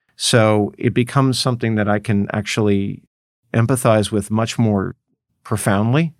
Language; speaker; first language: English; native; English